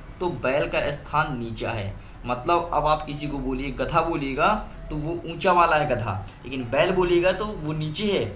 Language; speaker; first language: Hindi; native; Hindi